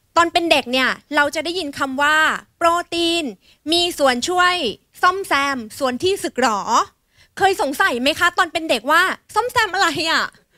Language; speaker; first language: Thai; native; Thai